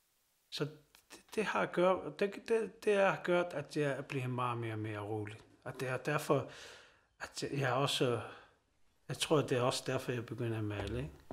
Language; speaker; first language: Danish; non-native, local second language; Kalaallisut